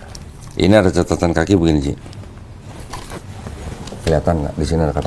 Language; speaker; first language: Indonesian; native; Indonesian